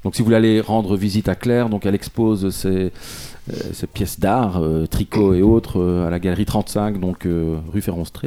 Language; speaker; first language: French; native; French